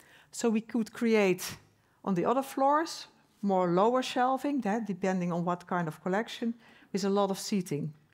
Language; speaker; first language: English; non-native, fluent; Dutch